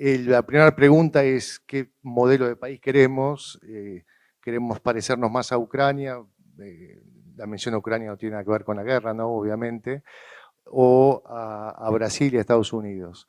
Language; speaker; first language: Spanish; native; Spanish